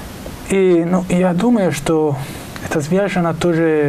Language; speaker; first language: Russian; non-native, learner; Italian